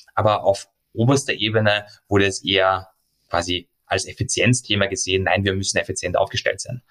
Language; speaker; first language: German; native; German